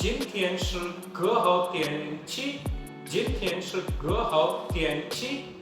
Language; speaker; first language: Chinese; non-native, learner; Urdu